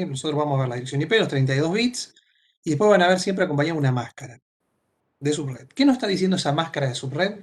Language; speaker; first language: Spanish; native; Spanish